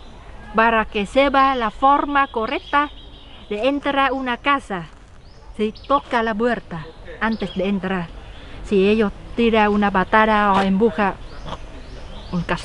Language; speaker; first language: Spanish; non-native, fluent; Vietnamese